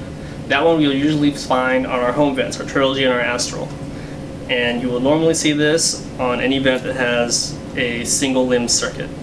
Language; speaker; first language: English; native; English